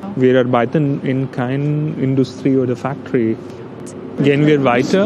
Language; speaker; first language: German; non-native, learner; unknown